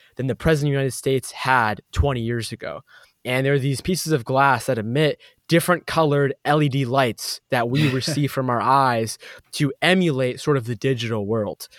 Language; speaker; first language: English; native; English